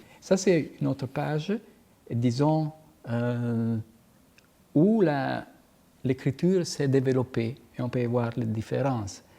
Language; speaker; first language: French; non-native, fluent; Italian